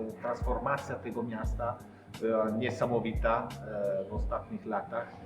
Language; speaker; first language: Polish; non-native, fluent; Italian